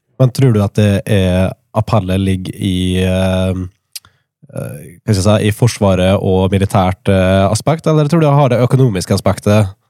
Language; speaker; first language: Norwegian; native; Norwegian